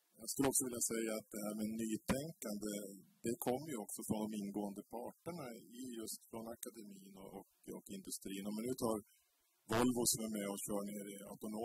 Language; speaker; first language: Swedish; native; Swedish